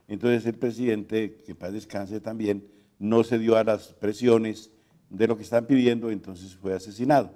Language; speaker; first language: Spanish; native; Spanish